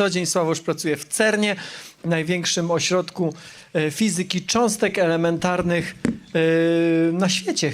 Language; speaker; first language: Polish; native; Polish